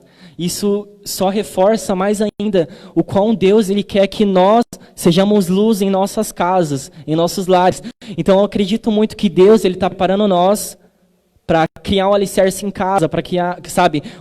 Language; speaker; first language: Portuguese; native; Portuguese